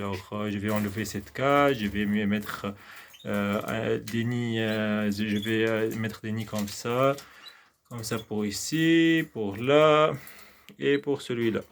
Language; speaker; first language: French; non-native, local second language; Arabic